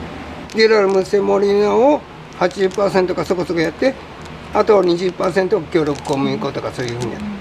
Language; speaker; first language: Japanese; native; Japanese